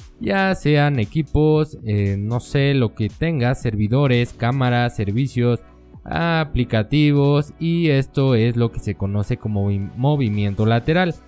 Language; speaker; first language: Spanish; native; Spanish